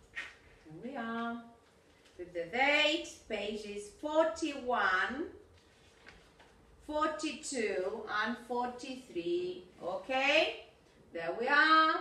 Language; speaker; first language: English; non-native, fluent; Spanish